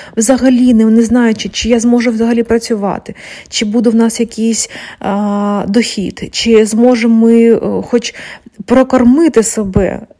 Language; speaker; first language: Ukrainian; non-native, local second language; Russian